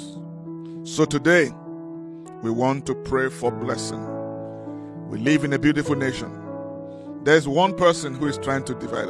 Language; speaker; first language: English; non-native, local second language; Yoruba